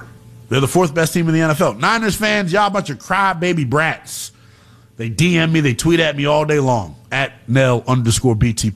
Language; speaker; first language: English; native; English